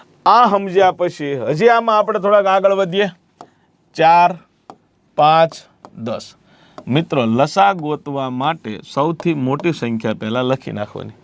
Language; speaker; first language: Gujarati; native; Gujarati